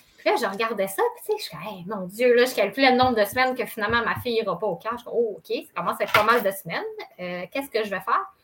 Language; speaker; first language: French; native; French